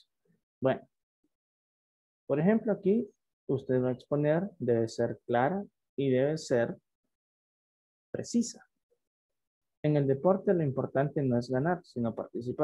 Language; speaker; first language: Spanish; native; Spanish